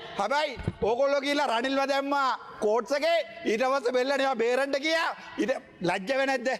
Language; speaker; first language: Sinhala; non-native, local second language; Tamil